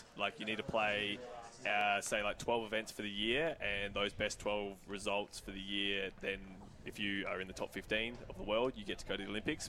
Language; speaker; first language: English; native; English